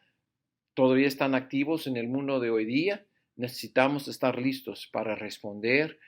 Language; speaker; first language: Spanish; non-native, fluent; English